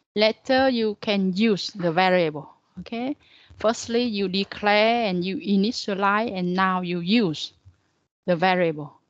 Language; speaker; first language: English; non-native, learner; Vietnamese